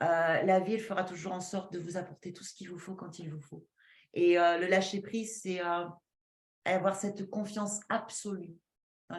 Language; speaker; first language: French; native; French